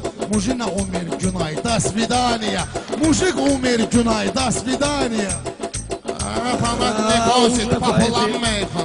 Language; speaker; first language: Russian; non-native, learner; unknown